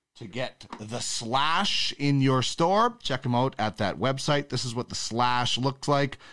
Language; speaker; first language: English; native; English